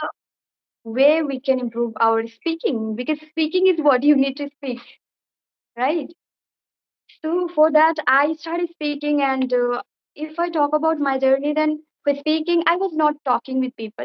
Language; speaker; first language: English; non-native, fluent; Bangla